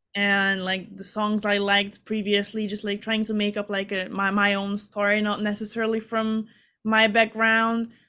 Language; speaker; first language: English; non-native, fluent; Hungarian